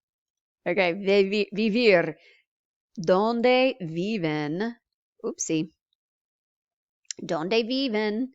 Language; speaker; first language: Spanish; non-native, fluent; English